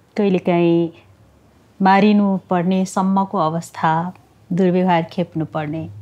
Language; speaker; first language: Nepali; non-native, local second language; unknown